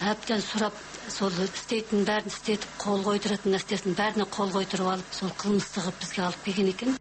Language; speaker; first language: Kazakh; native; Kazakh